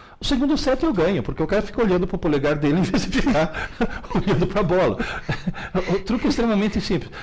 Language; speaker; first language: Portuguese; early bilingual, other home language; Italian